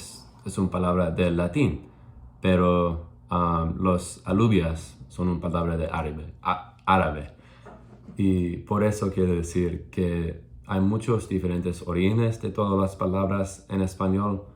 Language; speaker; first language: Spanish; non-native, learner; English